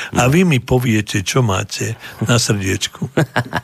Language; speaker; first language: Slovak; native; Slovak